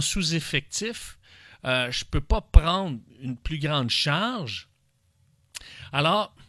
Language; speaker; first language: French; native; French